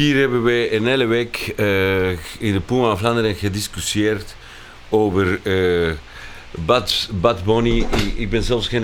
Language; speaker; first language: Dutch; non-native, fluent; Spanish